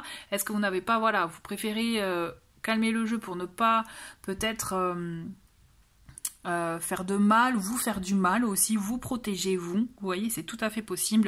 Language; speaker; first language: French; native; French